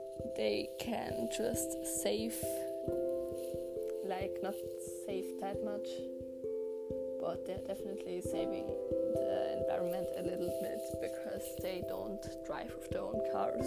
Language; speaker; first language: English; non-native, fluent; German